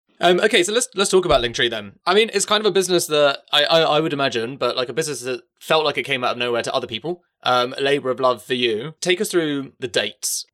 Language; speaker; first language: English; native; English